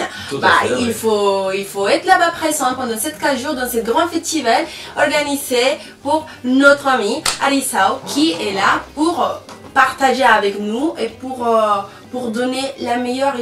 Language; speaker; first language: French; non-native, fluent; Spanish